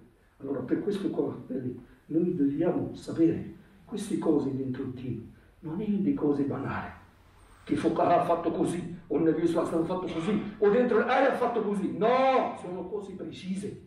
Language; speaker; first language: Italian; non-native, fluent; Arabic